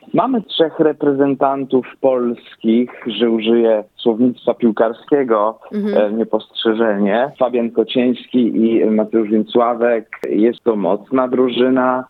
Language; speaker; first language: Polish; early bilingual, heritage; Polish